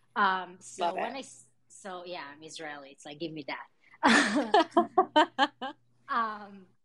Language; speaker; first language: English; early bilingual, other home language; Hebrew